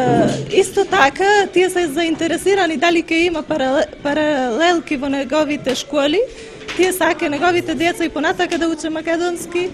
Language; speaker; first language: Macedonian; early bilingual, heritage; Macedonian